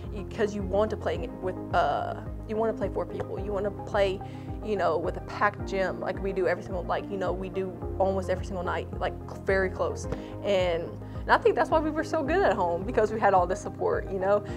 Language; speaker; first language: English; native; English